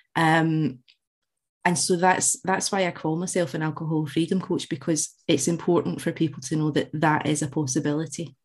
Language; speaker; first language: English; native; English